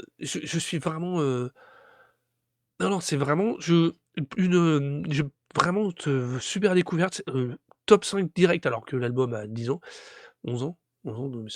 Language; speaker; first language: French; native; French